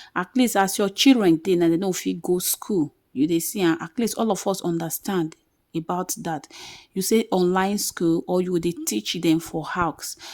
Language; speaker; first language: Nigerian Pidgin; native; Nigerian Pidgin